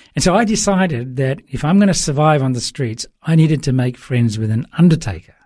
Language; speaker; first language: English; early bilingual, other home language; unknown